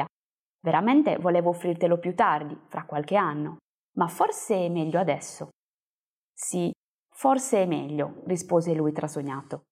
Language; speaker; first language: Italian; native; Italian